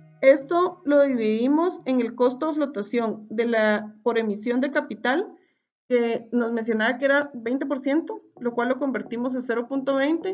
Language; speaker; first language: Spanish; native; Spanish